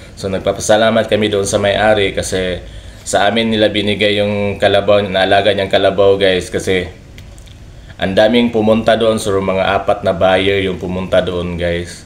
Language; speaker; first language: Filipino; non-native, local second language; Cebuano